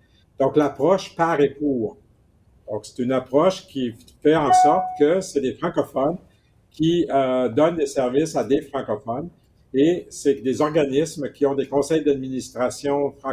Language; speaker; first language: French; native; French